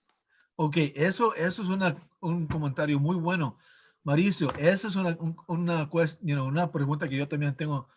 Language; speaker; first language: Spanish; early bilingual, heritage; English